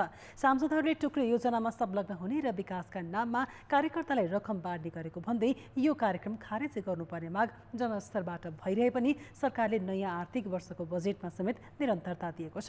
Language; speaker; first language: Nepali; native; Nepali